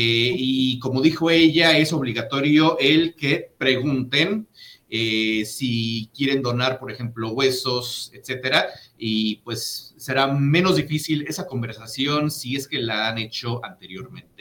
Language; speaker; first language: Spanish; native; Spanish